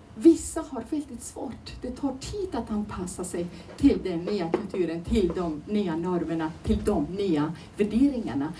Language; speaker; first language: Swedish; non-native, fluent; Turoyo